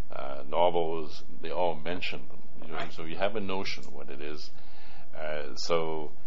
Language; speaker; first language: English; early bilingual, other home language; Cantonese